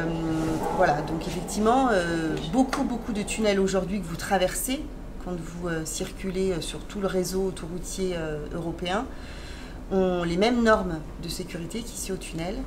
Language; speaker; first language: French; native; French